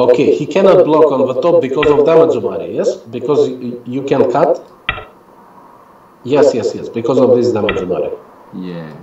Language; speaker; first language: English; non-native, fluent; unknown